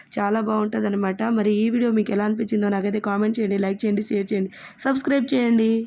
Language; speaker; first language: Telugu; native; Telugu